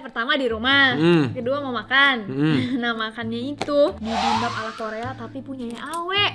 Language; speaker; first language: Indonesian; native; Indonesian